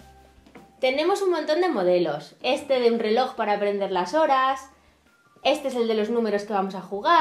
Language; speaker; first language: Spanish; native; Spanish